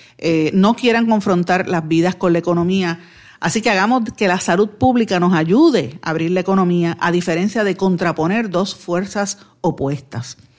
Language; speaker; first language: Spanish; native; Spanish